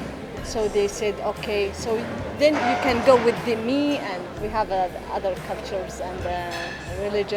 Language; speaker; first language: English; non-native, learner; Arabic